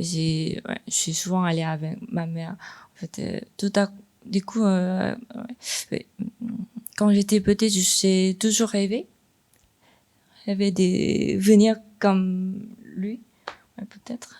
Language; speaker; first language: French; non-native, fluent; Korean